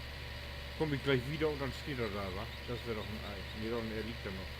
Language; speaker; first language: German; native; German